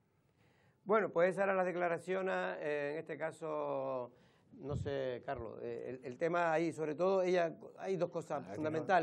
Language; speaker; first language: Spanish; native; Spanish